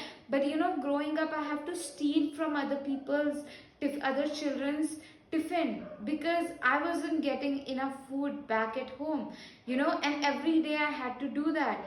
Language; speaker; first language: English; non-native, local second language; Hindi